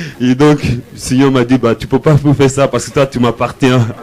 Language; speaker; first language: French; non-native, learner; Portuguese